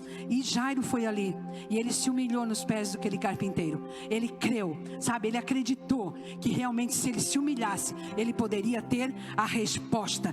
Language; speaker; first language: Portuguese; native; Portuguese